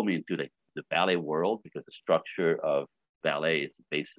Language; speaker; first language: English; native; English